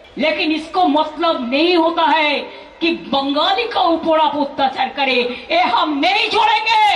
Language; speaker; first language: Hindi; non-native, local second language; Bangla